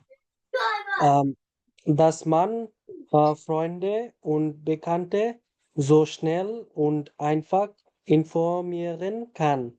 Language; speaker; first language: German; non-native, learner; Bangla